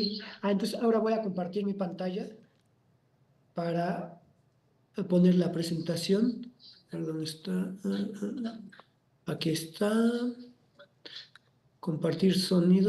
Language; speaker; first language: Spanish; native; Spanish